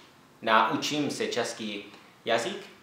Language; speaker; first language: Czech; non-native, learner; English